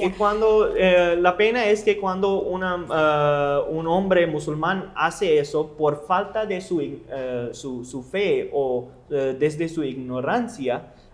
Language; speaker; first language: Spanish; non-native, learner; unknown